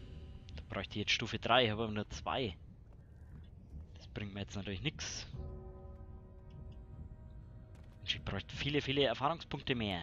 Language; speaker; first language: German; native; German